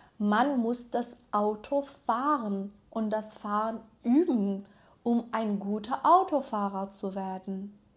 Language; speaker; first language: German; non-native, fluent; Persian